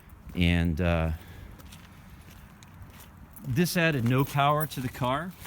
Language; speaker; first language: English; native; English